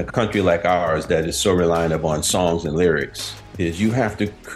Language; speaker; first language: English; native; English